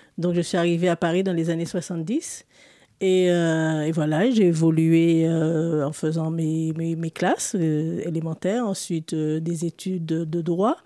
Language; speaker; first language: French; native; French